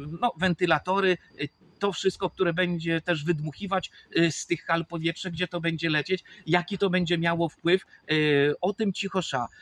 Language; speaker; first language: Polish; native; Polish